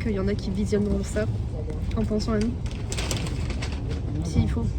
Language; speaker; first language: French; native; French